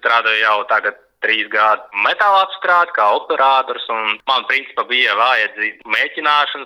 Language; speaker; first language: Latvian; non-native, learner; Russian